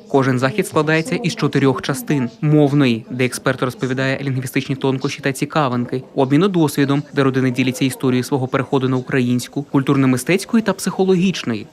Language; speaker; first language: Ukrainian; native; Ukrainian